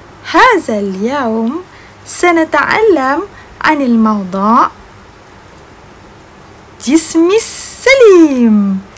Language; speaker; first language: Arabic; non-native, fluent; Malay